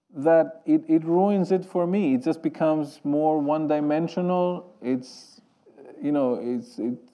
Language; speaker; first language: English; non-native, fluent; Greek